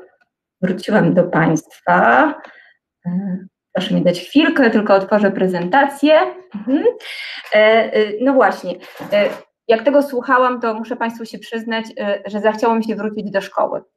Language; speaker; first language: Polish; native; Polish